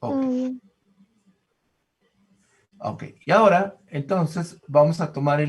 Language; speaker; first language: Spanish; native; Spanish